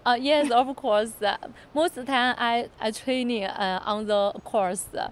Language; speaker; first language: English; non-native, learner; Chinese